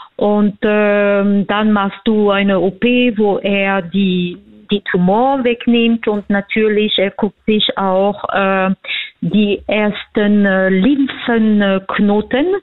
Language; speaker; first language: German; non-native, fluent; French